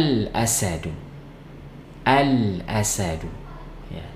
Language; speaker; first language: Arabic; non-native, fluent; Indonesian